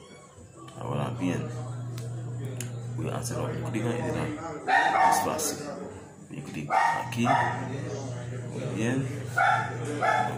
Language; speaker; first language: Spanish; non-native, learner; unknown